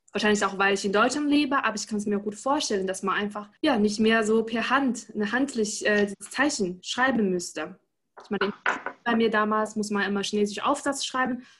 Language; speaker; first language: German; non-native, fluent; Chinese